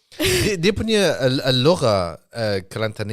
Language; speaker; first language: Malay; early bilingual, heritage; English